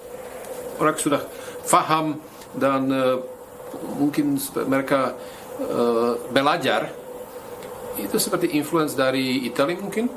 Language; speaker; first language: Indonesian; non-native, fluent; Slovak